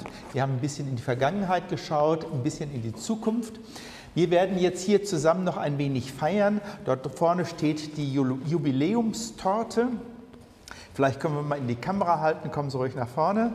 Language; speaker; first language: German; native; German